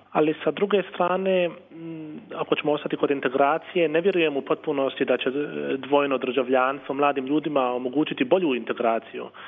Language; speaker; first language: Croatian; early bilingual, heritage; Croatian